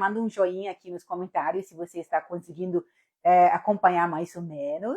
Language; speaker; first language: Portuguese; non-native, fluent; English